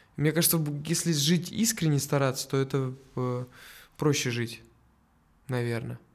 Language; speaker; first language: Russian; native; Russian